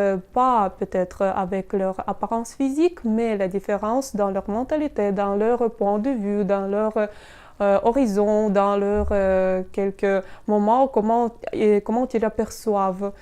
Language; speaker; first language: French; non-native, fluent; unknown